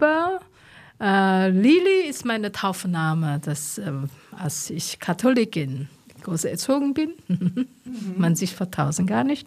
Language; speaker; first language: German; non-native, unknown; Chinese